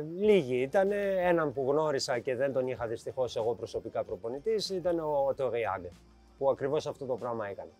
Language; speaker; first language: Greek; early bilingual, heritage; Greek